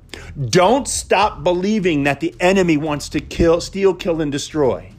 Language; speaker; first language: English; native; English